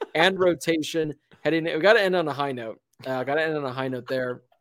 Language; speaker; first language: English; native; English